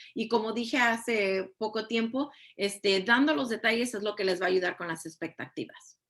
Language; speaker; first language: Spanish; early bilingual, heritage; Spanish